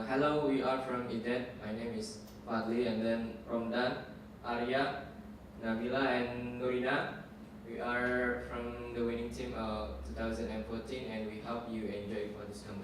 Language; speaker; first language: English; non-native, learner; Indonesian